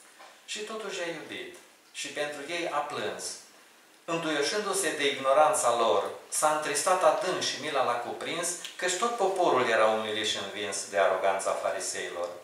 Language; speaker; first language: Romanian; native; Romanian